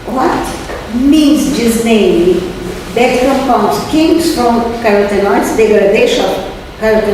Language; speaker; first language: English; non-native, fluent; Portuguese